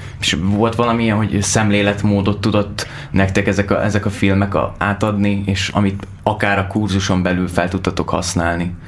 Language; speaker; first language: Hungarian; native; Hungarian